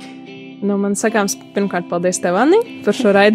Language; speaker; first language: Latvian; native; Latvian